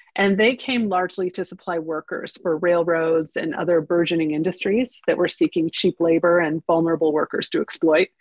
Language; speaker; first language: English; early bilingual, other home language; Ukrainian